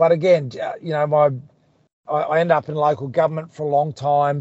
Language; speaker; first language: English; native; English